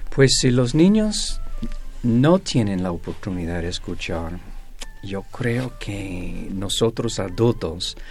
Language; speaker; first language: Spanish; non-native, fluent; English